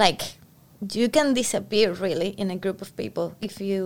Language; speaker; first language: English; non-native, fluent; Spanish